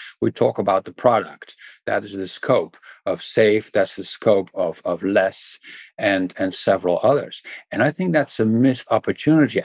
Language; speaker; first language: English; non-native, fluent; Dutch